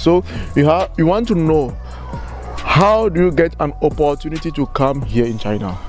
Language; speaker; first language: English; non-native, fluent; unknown